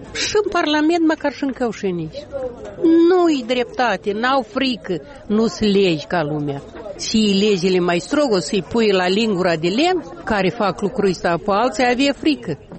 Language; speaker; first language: Romanian; native; Romanian